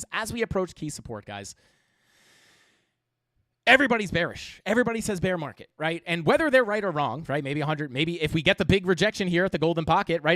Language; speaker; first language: English; native; English